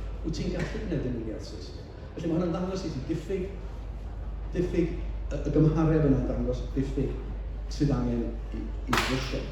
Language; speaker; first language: Welsh; native; Welsh